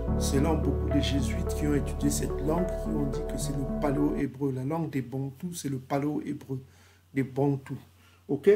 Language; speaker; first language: French; non-native, local second language; Kongo